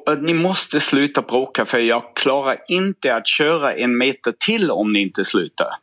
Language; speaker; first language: Swedish; non-native, fluent; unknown